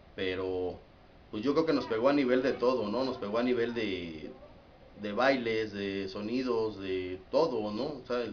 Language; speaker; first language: Spanish; native; Spanish